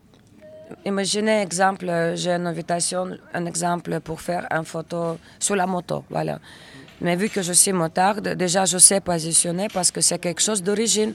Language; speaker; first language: French; non-native, fluent; Russian